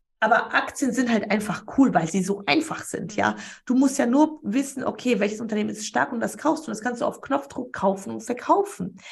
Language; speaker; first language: German; early bilingual, other home language; Polish